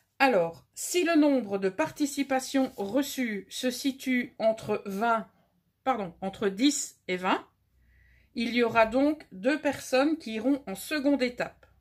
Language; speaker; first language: French; native; French